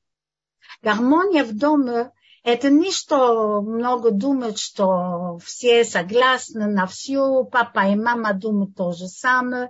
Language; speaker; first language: Russian; non-native, fluent; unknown